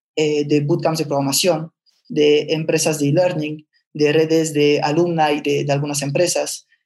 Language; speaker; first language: Spanish; non-native, fluent; French